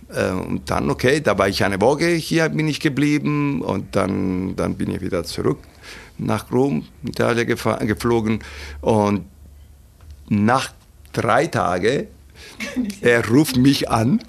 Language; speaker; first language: German; non-native, fluent; Italian